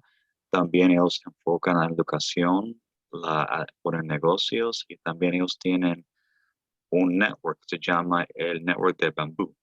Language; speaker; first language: Spanish; early bilingual, heritage; Spanish